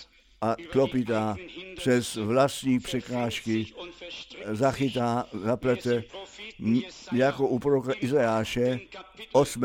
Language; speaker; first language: Czech; non-native, fluent; German